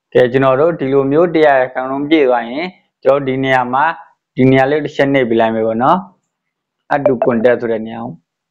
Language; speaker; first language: Burmese; native; Burmese